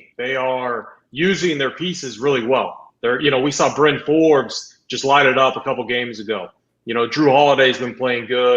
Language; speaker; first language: English; native; English